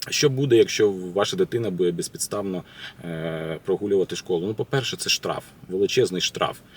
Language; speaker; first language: Ukrainian; native; Ukrainian